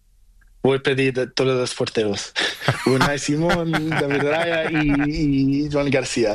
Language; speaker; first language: Spanish; non-native, learner; Portuguese